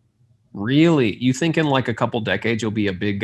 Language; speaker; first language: English; native; English